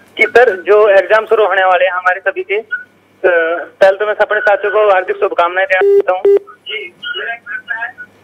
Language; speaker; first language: Hindi; native; Hindi